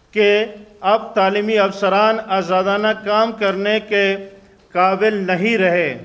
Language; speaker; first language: Urdu; non-native, local second language; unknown